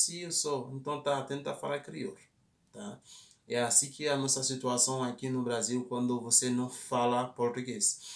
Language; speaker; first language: Portuguese; non-native, fluent; Haitian Creole